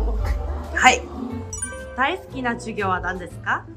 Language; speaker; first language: Japanese; non-native, learner; Korean